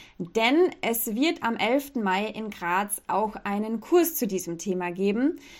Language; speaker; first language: German; native; German